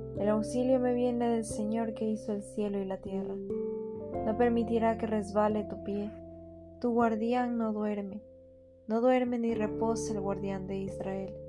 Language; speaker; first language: Spanish; native; Spanish